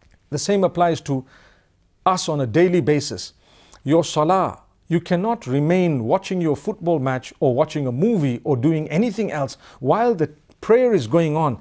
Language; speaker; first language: English; native; English